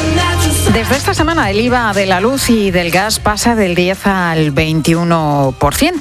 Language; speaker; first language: Spanish; native; Spanish